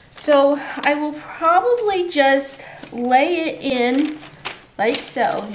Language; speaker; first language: English; native; English